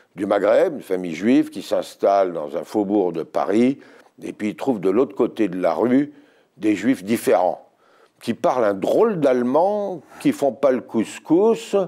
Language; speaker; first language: French; native; French